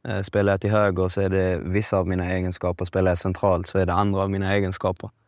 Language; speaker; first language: Swedish; native; Swedish